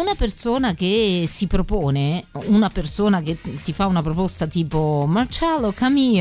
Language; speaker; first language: Italian; native; Italian